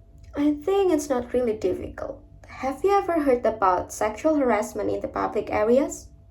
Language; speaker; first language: English; non-native, learner; Indonesian